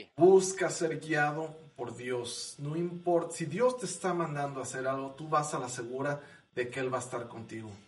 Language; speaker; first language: Spanish; native; Spanish